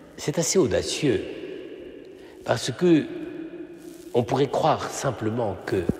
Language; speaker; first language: French; native; French